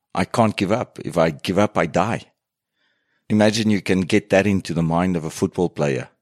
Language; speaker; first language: English; non-native, fluent; French